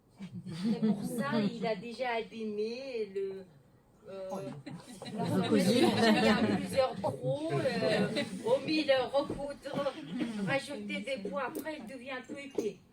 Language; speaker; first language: French; non-native, learner; Mongolian